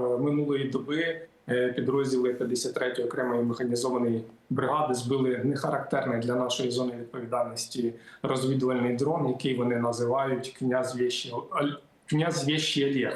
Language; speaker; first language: Ukrainian; native; Ukrainian